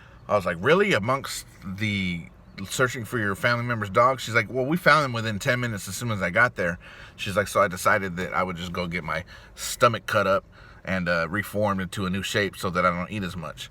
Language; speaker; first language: English; native; English